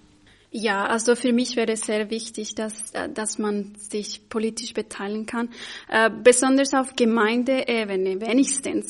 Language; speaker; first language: German; non-native, fluent; Spanish